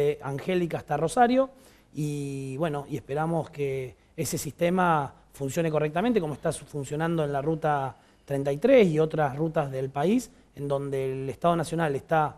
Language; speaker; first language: Spanish; native; Spanish